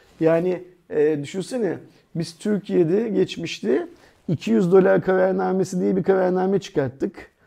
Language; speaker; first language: Turkish; native; Turkish